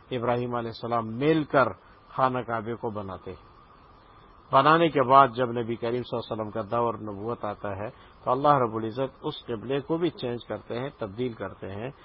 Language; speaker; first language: Urdu; native; Urdu